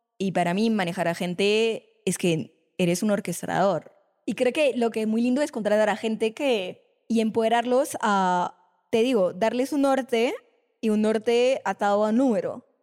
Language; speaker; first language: Spanish; non-native, fluent; French